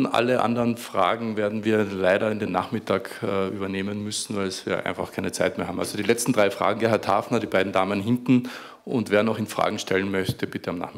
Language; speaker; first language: German; native; German